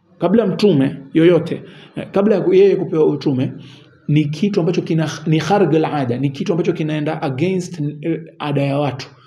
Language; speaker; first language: Swahili; native; Swahili